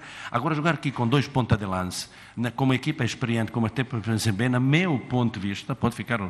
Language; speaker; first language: Portuguese; non-native, fluent; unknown